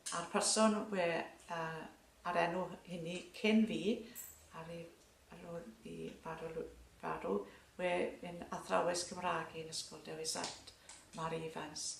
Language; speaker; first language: Welsh; native; Welsh